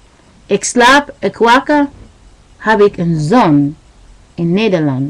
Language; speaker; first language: Dutch; non-native, learner; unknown